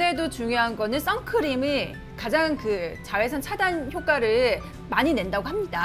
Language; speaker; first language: Korean; native; Korean